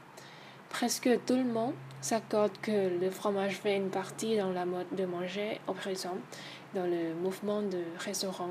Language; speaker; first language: French; non-native, learner; Thai